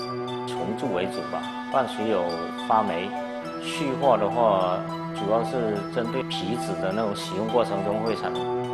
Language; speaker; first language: Chinese; native; Chinese